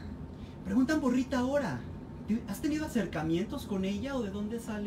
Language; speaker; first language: Spanish; native; Spanish